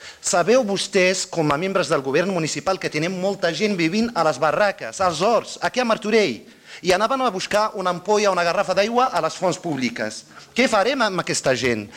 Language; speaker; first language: Catalan; non-native, fluent; Arabic